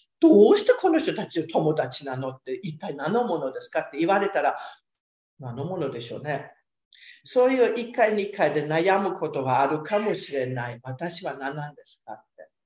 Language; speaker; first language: Japanese; non-native, fluent; German